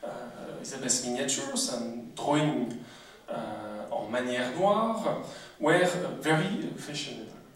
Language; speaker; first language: English; non-native, fluent; French